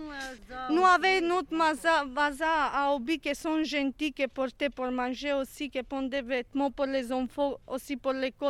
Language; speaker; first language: French; non-native, learner; Serbian